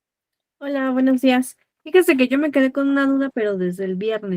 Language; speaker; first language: Spanish; native; Spanish